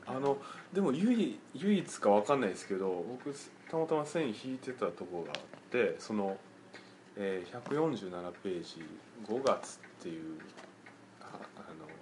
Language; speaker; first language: Japanese; native; Japanese